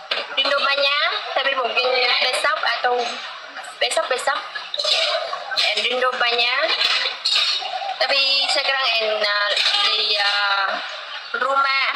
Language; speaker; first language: Indonesian; non-native, learner; Vietnamese